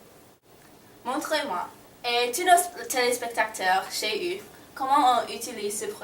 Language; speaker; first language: French; non-native, learner; English